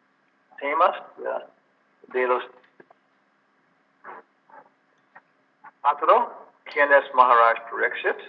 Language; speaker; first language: Spanish; non-native, learner; English